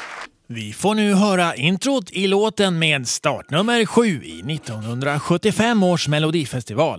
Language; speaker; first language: Swedish; native; Swedish